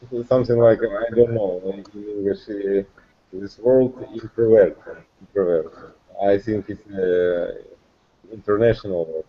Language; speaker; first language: English; non-native, learner; Russian